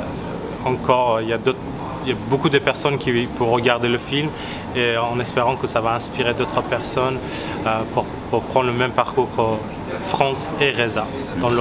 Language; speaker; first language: French; non-native, fluent; Persian